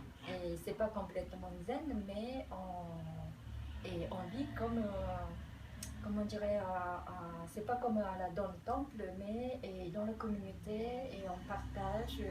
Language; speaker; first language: French; non-native, fluent; Japanese